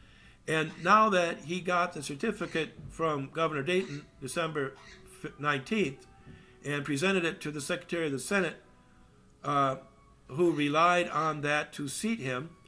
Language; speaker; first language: English; native; English